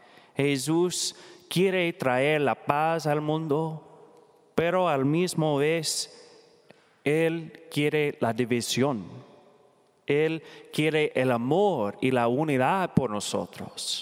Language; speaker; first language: Spanish; non-native, learner; English